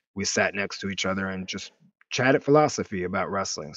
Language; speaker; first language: English; native; English